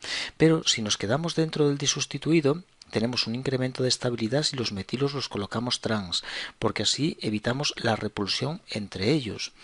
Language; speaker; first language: Spanish; native; Spanish